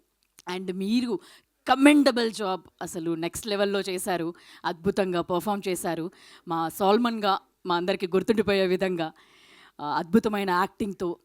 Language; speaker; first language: Telugu; native; Telugu